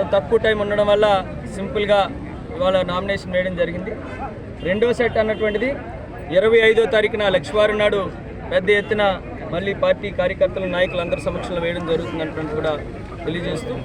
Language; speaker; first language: Telugu; native; Telugu